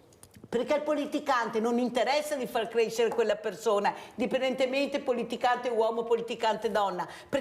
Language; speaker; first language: Italian; native; Italian